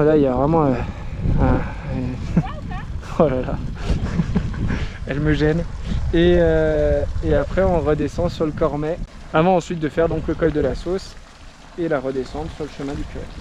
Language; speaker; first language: French; native; French